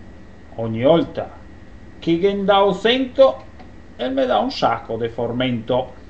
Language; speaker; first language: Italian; native; Italian